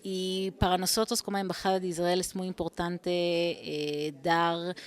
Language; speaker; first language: Spanish; non-native, fluent; Hebrew